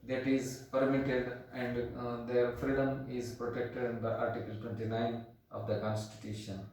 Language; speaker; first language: English; non-native, local second language; Kannada